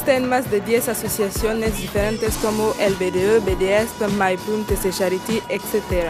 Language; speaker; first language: Spanish; non-native, learner; French